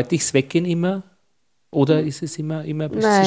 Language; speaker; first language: German; native; German